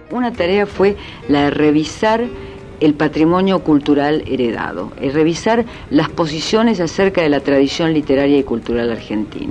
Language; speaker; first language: Spanish; native; Spanish